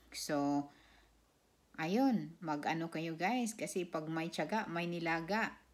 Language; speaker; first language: Filipino; non-native, local second language; Cebuano